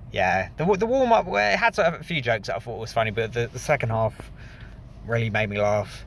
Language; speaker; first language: English; native; English